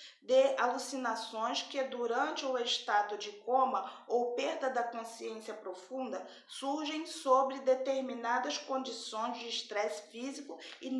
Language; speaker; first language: Portuguese; native; Portuguese